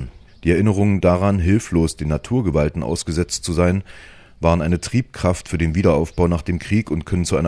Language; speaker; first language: German; native; German